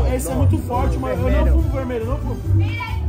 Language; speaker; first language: Portuguese; native; Portuguese